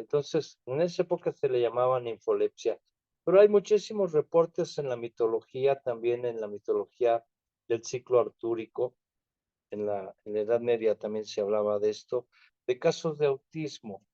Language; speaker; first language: Spanish; native; Spanish